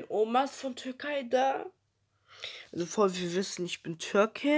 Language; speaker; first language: German; early bilingual, other home language; Turkish